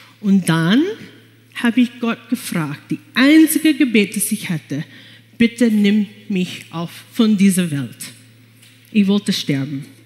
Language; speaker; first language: German; non-native, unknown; English